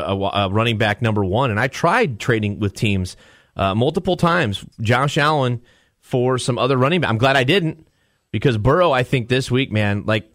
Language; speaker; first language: English; native; English